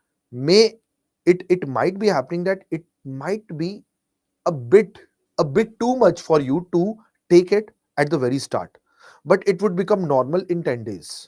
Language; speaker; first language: English; non-native, local second language; Hindi